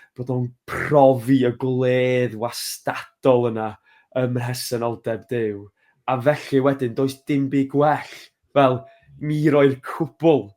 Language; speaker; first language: Welsh; native; Welsh